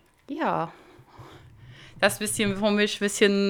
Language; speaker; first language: German; non-native, learner; Arabic